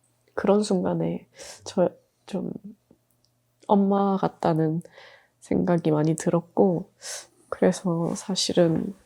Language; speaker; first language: Korean; native; Korean